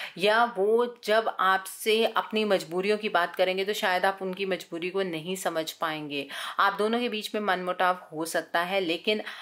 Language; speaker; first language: Hindi; native; Hindi